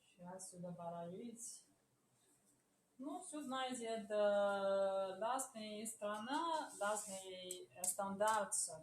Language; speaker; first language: Russian; non-native, learner; Chinese